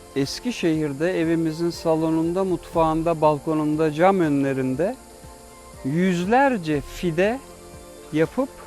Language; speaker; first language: Turkish; native; Turkish